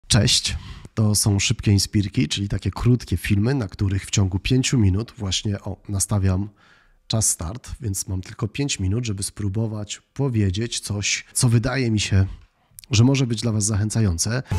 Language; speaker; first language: Polish; native; Polish